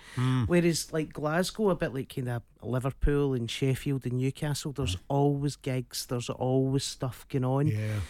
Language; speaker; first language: English; native; English